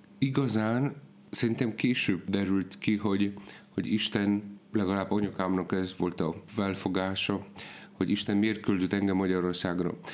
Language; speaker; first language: Hungarian; non-native, fluent; Polish